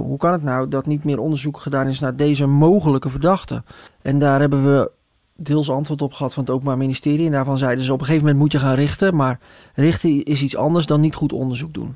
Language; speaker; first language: Dutch; native; Dutch